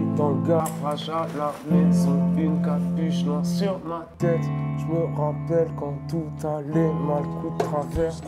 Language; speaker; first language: French; native; French